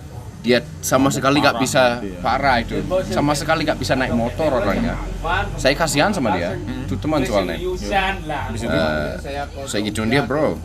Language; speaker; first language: Indonesian; non-native, fluent; English